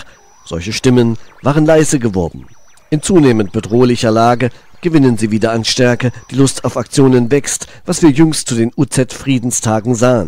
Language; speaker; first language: German; native; German